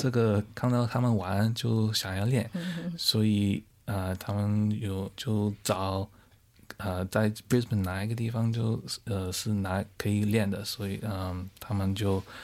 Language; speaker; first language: Chinese; early bilingual, heritage; Chinese